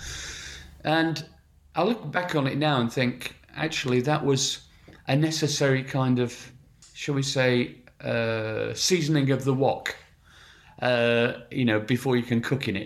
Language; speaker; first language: English; native; English